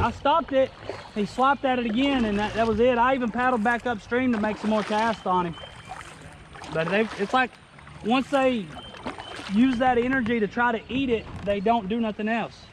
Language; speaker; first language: English; native; English